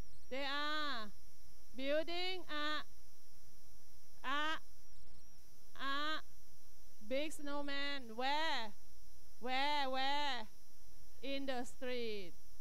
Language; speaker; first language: English; non-native, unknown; Thai